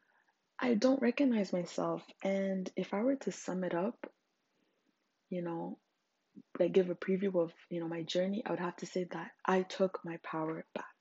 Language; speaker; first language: English; non-native, local second language; Shona